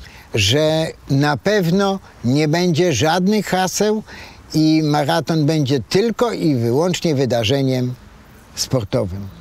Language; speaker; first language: Polish; native; Polish